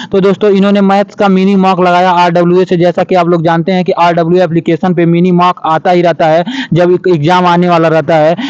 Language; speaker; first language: Hindi; native; Hindi